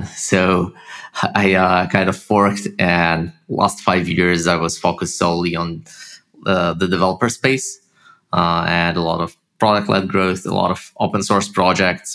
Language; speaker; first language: English; non-native, fluent; Russian